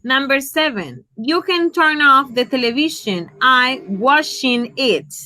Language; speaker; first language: English; non-native, fluent; Spanish